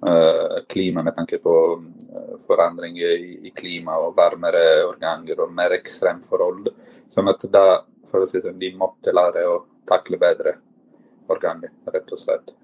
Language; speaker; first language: Norwegian; non-native, fluent; Italian